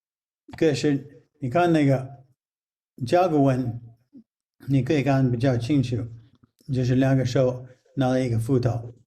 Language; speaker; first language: Chinese; non-native, fluent; English